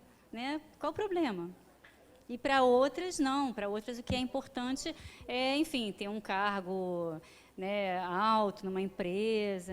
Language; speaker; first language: Portuguese; native; Portuguese